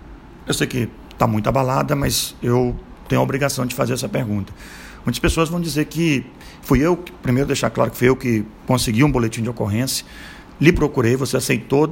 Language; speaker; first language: Portuguese; native; Portuguese